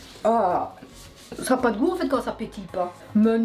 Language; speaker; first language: French; native; French